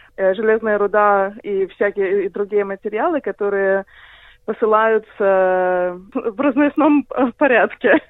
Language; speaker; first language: Russian; early bilingual, heritage; Russian